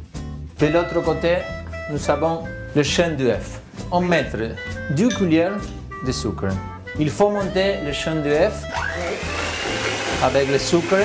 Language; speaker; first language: French; non-native, fluent; Spanish